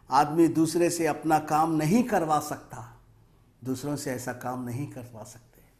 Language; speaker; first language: Hindi; non-native, local second language; Telugu